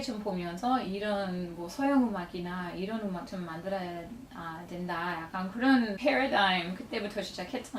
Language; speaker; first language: Korean; non-native, fluent; English